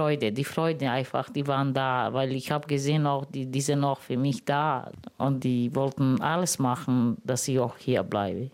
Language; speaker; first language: German; non-native, learner; Romany